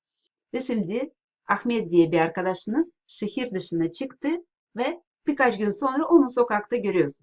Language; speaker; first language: Turkish; non-native, fluent; Russian